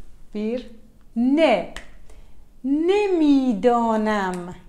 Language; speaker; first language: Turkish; non-native, learner; Persian